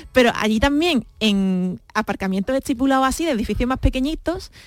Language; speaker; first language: Spanish; native; Spanish